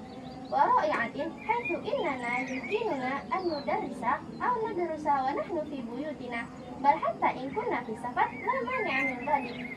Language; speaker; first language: Arabic; non-native, fluent; Indonesian